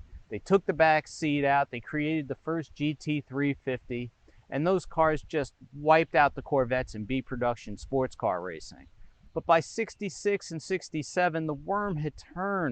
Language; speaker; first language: English; native; English